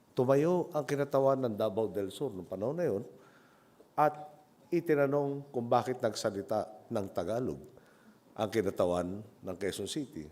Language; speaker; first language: Filipino; native; Filipino